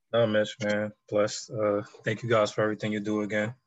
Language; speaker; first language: English; native; English